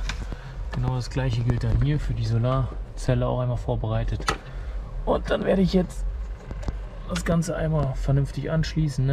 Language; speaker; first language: German; native; German